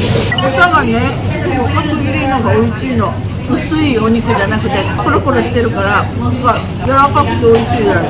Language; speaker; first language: Japanese; native; Japanese